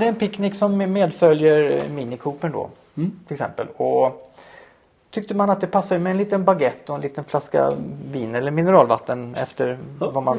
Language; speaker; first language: Swedish; native; Swedish